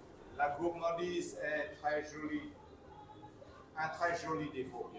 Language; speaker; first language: French; non-native, fluent; Vietnamese